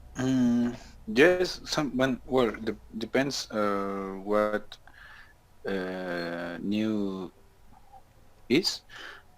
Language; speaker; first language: English; non-native, learner; Spanish